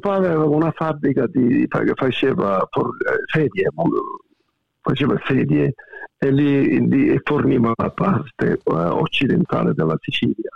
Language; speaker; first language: Italian; native; Italian